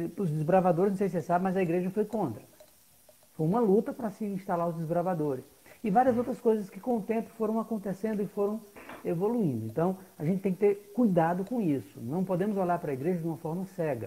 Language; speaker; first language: Portuguese; native; Portuguese